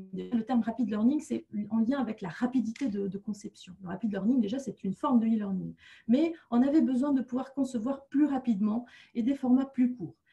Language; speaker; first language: French; native; French